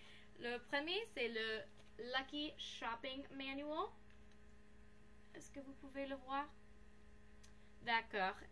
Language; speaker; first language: French; non-native, learner; English